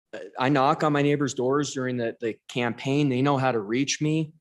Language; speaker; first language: English; native; English